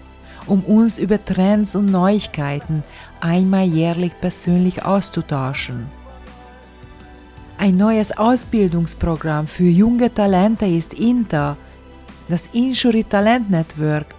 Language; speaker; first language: German; non-native, fluent; Hungarian